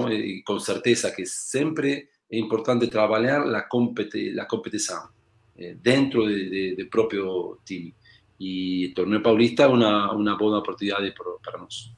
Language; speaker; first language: Portuguese; non-native, learner; Spanish